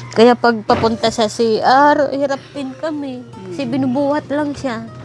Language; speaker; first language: Filipino; non-native, local second language; Waray